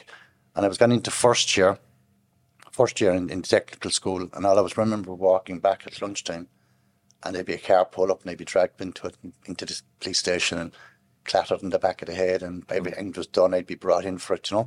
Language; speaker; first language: English; native; English